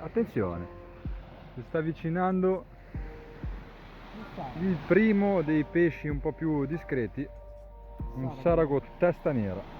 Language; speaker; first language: Italian; native; Italian